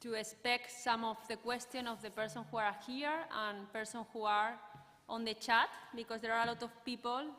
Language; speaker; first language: English; non-native, learner; Spanish